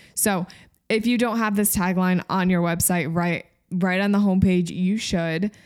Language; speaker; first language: English; native; English